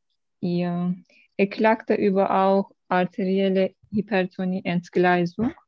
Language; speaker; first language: German; non-native, learner; Turkish